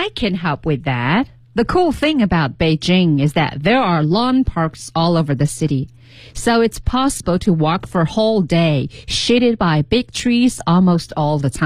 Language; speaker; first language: English; non-native, fluent; Chinese